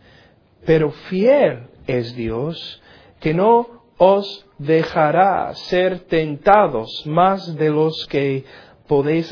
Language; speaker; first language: Spanish; non-native, learner; English